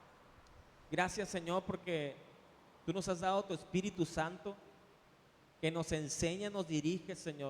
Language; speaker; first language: Spanish; native; Spanish